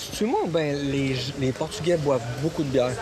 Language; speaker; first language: French; native; French